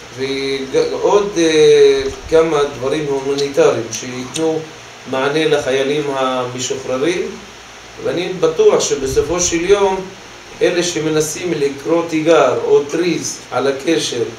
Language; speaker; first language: Hebrew; non-native, local second language; Arabic